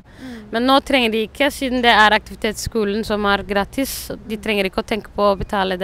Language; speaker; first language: Norwegian; non-native, learner; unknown